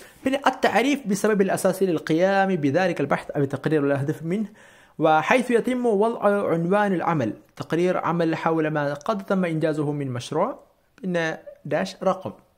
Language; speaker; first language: Arabic; non-native, fluent; Malayalam